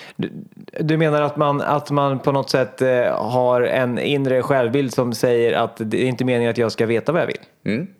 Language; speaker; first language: Swedish; native; Swedish